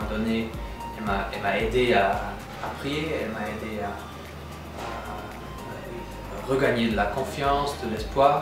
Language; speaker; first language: French; non-native, fluent; German